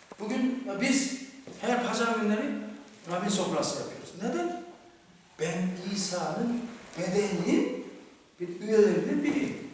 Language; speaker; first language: Turkish; non-native, fluent; Korean